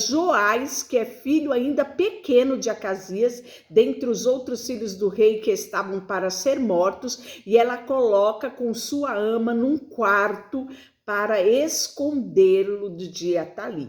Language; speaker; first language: Portuguese; native; Portuguese